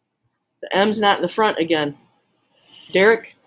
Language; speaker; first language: English; native; English